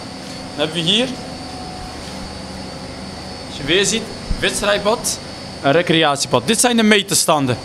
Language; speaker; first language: Dutch; native; Dutch